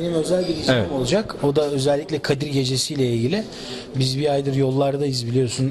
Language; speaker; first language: Turkish; native; Turkish